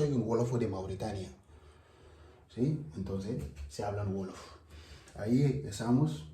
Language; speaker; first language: Spanish; non-native, learner; Wolof